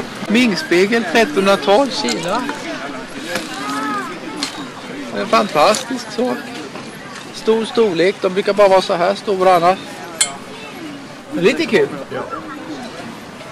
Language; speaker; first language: Swedish; native; Swedish